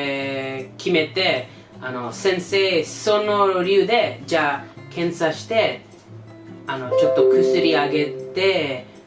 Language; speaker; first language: Japanese; non-native, learner; English